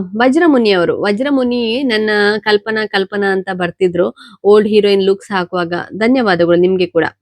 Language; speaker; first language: Kannada; non-native, local second language; Konkani